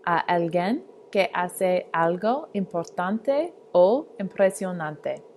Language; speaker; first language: Spanish; non-native, learner; English